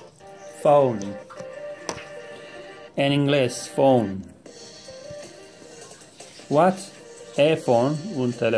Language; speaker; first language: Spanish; non-native, learner; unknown